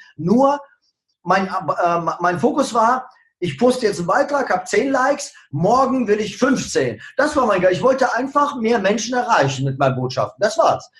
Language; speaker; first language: German; early bilingual, other home language; Russian